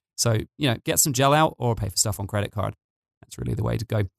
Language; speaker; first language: English; native; English